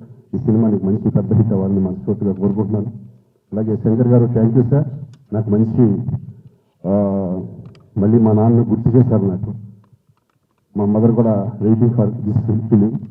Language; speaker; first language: Telugu; native; Telugu